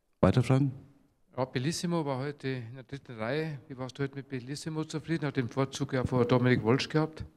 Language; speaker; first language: German; native; German